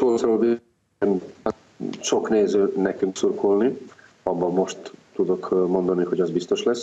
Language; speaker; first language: Hungarian; non-native, fluent; Serbian